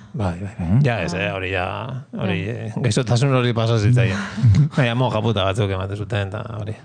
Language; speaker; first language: Basque; non-native, local second language; Spanish